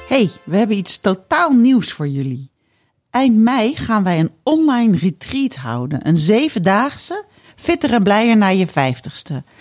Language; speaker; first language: Dutch; early bilingual, other home language; Indonesian